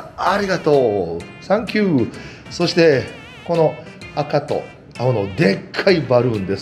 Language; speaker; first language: Japanese; native; Japanese